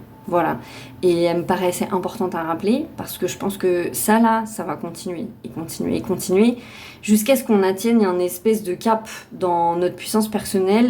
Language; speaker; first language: French; native; French